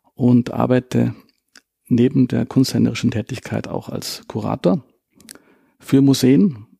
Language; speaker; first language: German; native; German